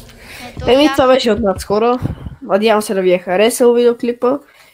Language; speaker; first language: Bulgarian; native; Bulgarian